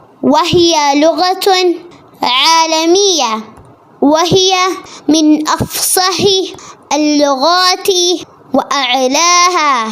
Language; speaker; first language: Arabic; non-native, learner; Malayalam